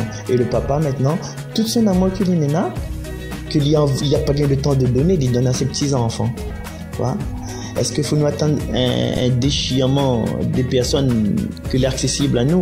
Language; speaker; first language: French; non-native, learner; Réunion Creole French